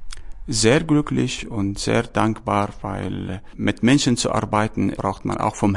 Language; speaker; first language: German; non-native, learner; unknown